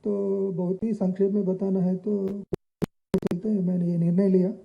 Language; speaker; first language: Hindi; non-native, local second language; Telugu